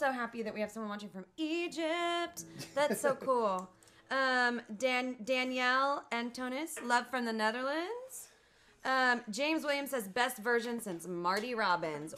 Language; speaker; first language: English; native; English